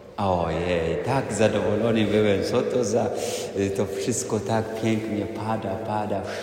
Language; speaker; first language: Polish; non-native, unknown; Amharic